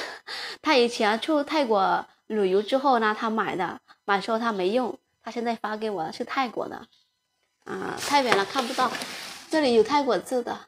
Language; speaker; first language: Chinese; non-native, fluent; Lao